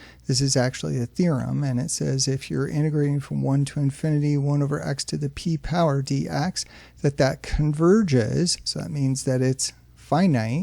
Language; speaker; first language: English; native; English